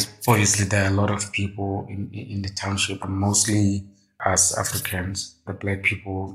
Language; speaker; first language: English; non-native, local second language; Zulu